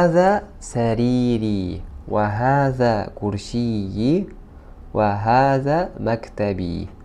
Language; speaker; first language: Arabic; non-native, fluent; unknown